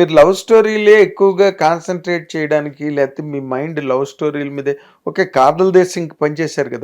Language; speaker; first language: Telugu; native; Telugu